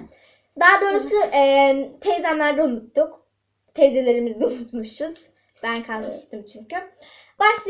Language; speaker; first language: Turkish; native; Turkish